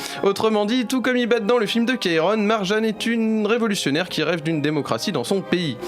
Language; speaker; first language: French; native; French